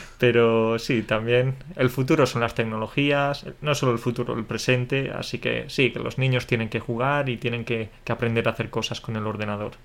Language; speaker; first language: Spanish; native; Spanish